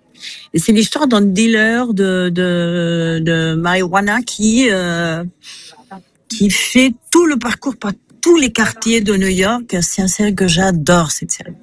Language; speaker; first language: French; non-native, fluent; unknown